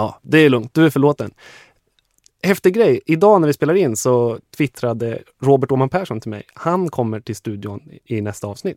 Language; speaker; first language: Swedish; native; Swedish